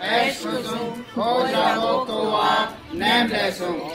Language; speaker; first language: Hungarian; non-native, learner; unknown